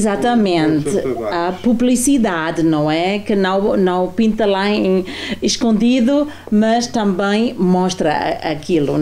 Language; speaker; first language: Portuguese; non-native, fluent; German